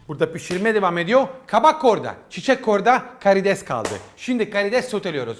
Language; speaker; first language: Turkish; non-native, learner; Italian